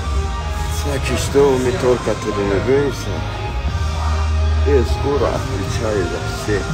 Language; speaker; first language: Russian; non-native, learner; Persian